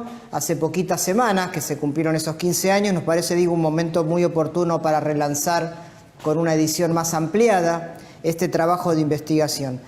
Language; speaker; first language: Spanish; native; Spanish